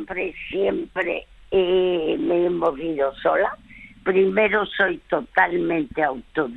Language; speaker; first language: Spanish; early bilingual, other home language; French